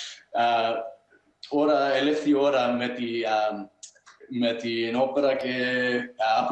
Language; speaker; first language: Greek; early bilingual, heritage; Greek